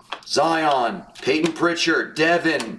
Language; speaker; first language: English; native; English